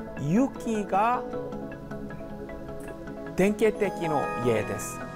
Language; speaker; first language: Japanese; non-native, fluent; Korean